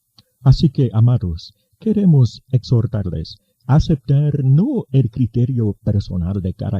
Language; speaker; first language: Spanish; native; Spanish